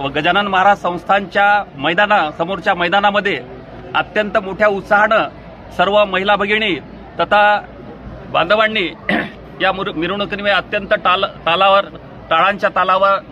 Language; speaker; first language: Marathi; native; Marathi